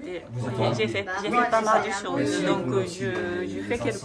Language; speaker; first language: French; non-native, learner; Japanese